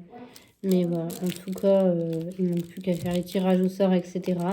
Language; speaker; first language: French; native; French